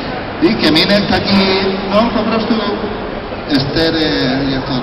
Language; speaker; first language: Polish; non-native, learner; Spanish